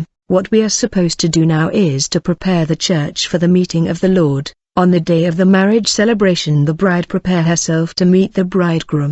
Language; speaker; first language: English; non-native, fluent; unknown